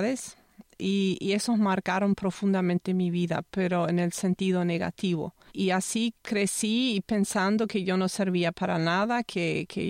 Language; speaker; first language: Spanish; non-native, local second language; Low German